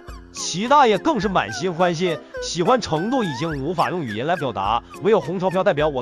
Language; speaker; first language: Chinese; native; Chinese